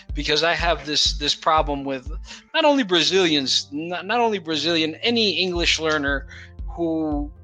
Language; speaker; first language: English; non-native, fluent; Portuguese